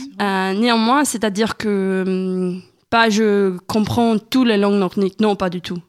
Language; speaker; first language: French; non-native, learner; Swedish